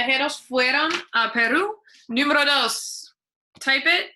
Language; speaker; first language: Spanish; non-native, fluent; English